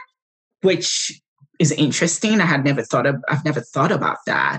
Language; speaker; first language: English; non-native, local second language; Yoruba